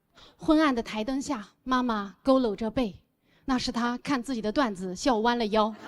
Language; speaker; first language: Chinese; native; Chinese